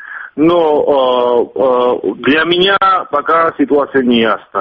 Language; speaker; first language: Russian; non-native, fluent; Georgian